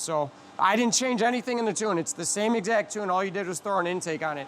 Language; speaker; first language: English; native; English